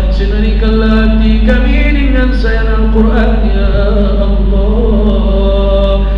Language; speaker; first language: Malay; non-native, fluent; Arabic